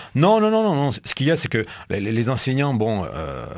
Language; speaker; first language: French; native; French